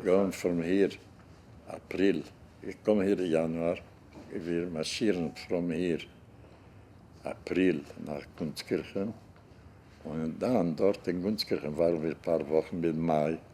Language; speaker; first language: German; non-native, learner; Hungarian